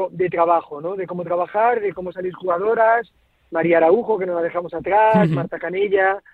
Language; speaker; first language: Spanish; native; Spanish